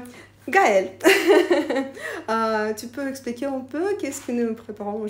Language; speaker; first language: French; non-native, learner; Russian